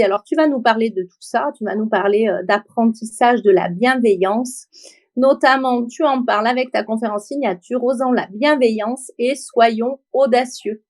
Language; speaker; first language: French; native; French